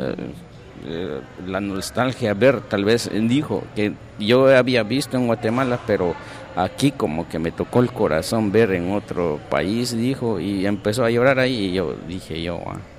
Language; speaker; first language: Spanish; non-native, local second language; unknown